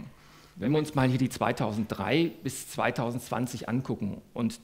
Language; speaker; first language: German; native; German